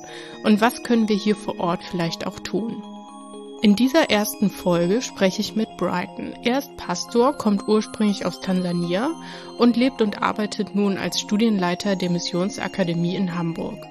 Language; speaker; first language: German; native; German